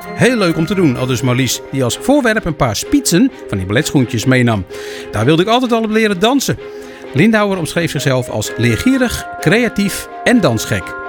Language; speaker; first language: Dutch; native; Dutch